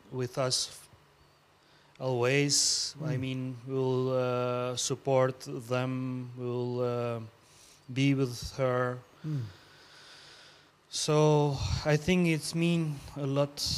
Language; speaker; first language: English; non-native, learner; Albanian